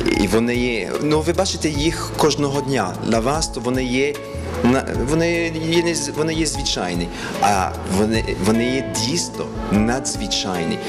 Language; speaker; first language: Ukrainian; early bilingual, heritage; Ukrainian